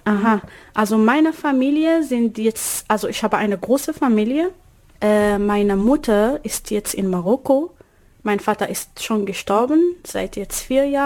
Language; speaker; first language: German; non-native, learner; Arabic